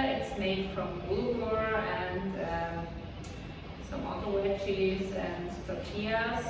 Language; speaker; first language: English; non-native, fluent; Swiss German